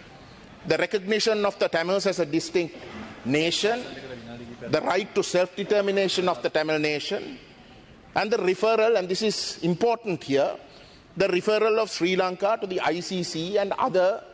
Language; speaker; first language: English; non-native, local second language; Tamil